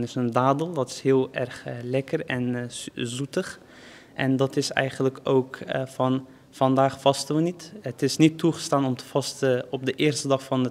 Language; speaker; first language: Dutch; early bilingual, other home language; Turkish